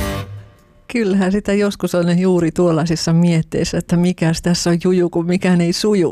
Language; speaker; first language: Finnish; native; Finnish